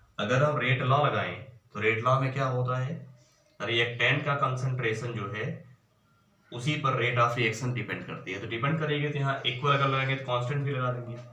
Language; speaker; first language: Hindi; native; Hindi